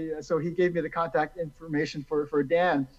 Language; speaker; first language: English; native; English